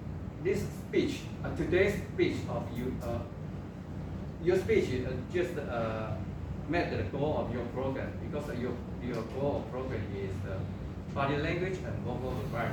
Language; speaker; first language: English; non-native, local second language; Chinese